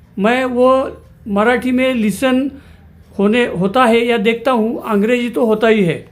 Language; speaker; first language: Hindi; non-native, local second language; Marathi